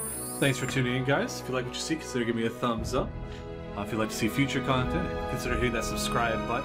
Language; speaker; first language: English; native; English